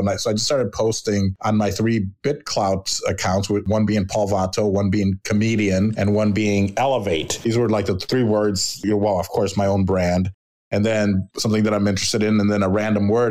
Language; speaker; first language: English; native; English